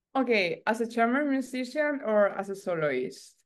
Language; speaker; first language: English; non-native, learner; Spanish